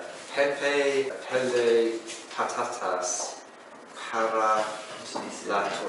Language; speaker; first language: Spanish; non-native, learner; English